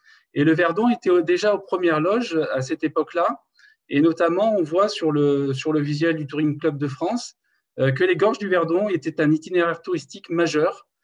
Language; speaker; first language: French; native; French